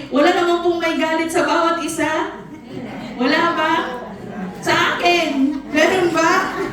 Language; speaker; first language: Filipino; non-native, local second language; Cebuano